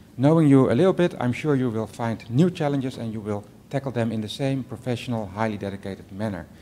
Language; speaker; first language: English; non-native, fluent; Dutch